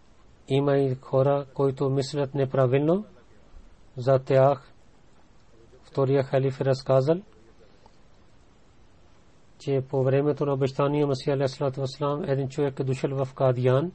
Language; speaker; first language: Bulgarian; non-native, learner; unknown